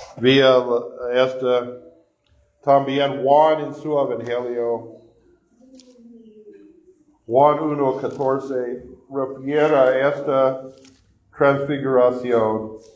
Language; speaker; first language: Spanish; non-native, fluent; English